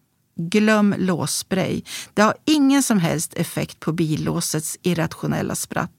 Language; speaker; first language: Swedish; native; Swedish